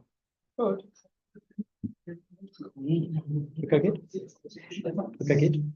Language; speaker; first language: German; native; German